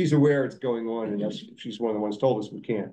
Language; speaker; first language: English; native; English